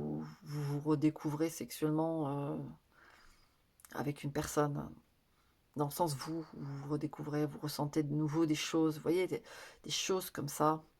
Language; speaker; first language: French; native; French